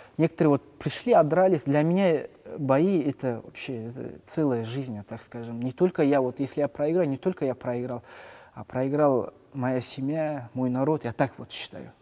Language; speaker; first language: Russian; non-native, local second language; Kazakh